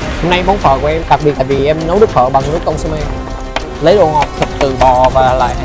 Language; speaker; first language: Vietnamese; early bilingual, heritage; Vietnamese